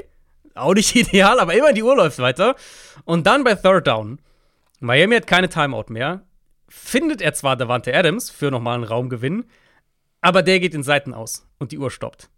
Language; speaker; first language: German; native; German